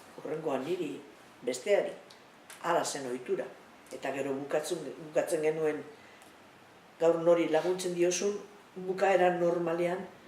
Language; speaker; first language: Basque; native; Basque